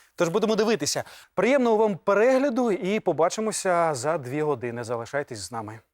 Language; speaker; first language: Ukrainian; native; Ukrainian